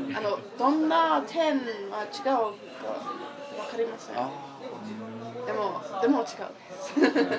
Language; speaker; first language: Japanese; non-native, learner; English